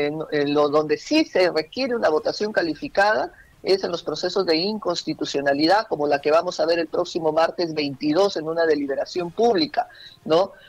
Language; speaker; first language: Spanish; native; Spanish